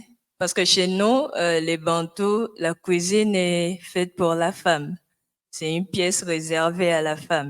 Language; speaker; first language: French; non-native, local second language; Lingala